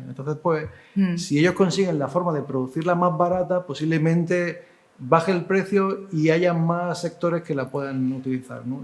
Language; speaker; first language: Spanish; native; Spanish